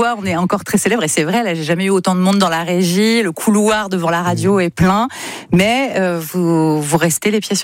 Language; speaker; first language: French; native; French